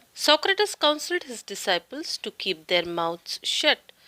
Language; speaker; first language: English; non-native, local second language; Marathi